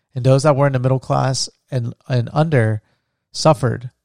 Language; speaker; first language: English; early bilingual, other home language; Spanish